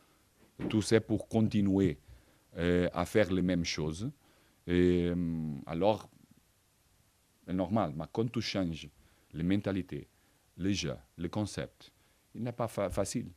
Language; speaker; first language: French; non-native, fluent; Portuguese